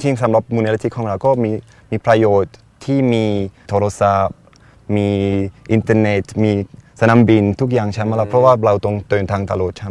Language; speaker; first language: Thai; non-native, fluent; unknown